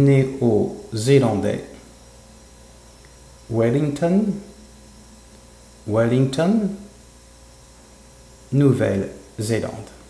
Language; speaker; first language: French; non-native, fluent; English